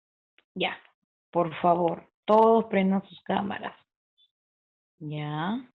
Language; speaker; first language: Spanish; native; Spanish